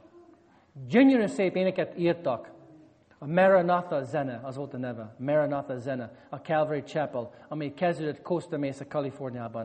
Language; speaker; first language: Hungarian; non-native, fluent; English